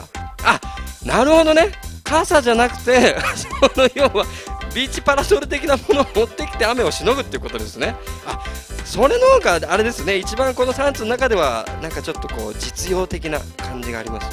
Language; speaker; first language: Japanese; native; Japanese